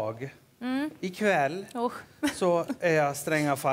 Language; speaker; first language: Swedish; native; Swedish